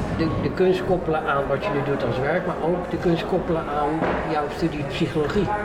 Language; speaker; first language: Dutch; native; Dutch